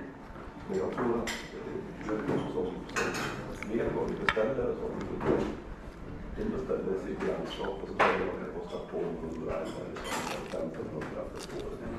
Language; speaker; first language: Swedish; native; Swedish